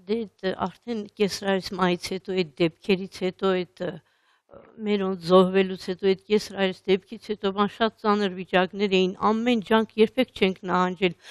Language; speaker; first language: Armenian; native; Armenian